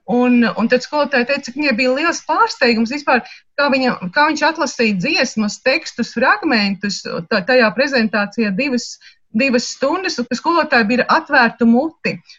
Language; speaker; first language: Latvian; native; Latvian